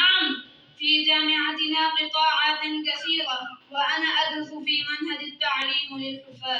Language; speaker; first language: Arabic; non-native, learner; Urdu